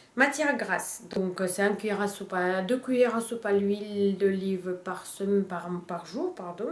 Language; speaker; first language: French; non-native, fluent; Russian